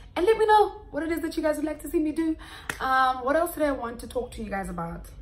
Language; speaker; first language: English; non-native, local second language; Xhosa